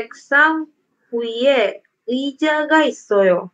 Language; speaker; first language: Korean; non-native, learner; Indonesian